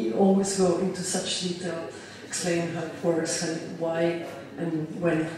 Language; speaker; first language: English; non-native, fluent; Italian